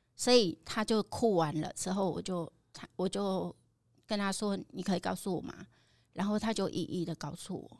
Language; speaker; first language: Chinese; non-native, fluent; Khmer